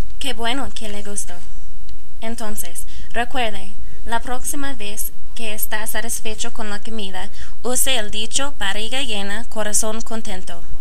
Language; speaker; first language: Spanish; non-native, learner; English